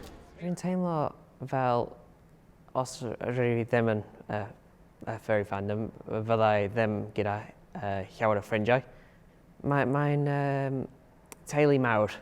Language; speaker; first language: Welsh; non-native, local second language; English